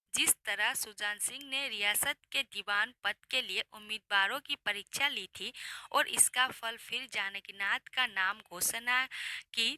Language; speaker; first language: Hindi; non-native, local second language; Assamese